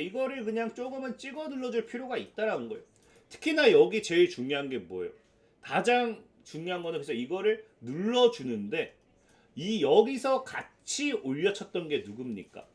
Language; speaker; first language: Korean; native; Korean